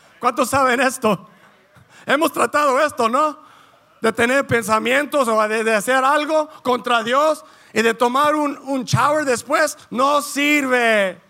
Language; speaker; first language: Spanish; early bilingual, heritage; Spanish